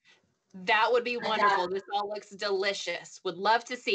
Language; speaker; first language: English; native; English